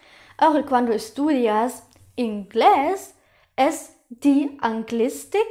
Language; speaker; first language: Spanish; non-native, fluent; German